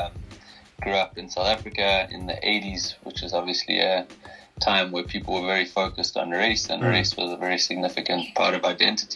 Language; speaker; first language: English; native; English